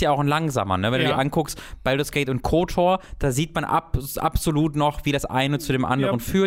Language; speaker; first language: German; native; German